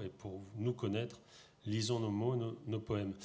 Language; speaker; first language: French; native; French